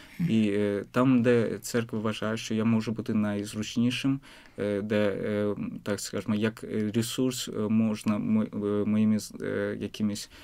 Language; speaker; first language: Ukrainian; non-native, fluent; Azerbaijani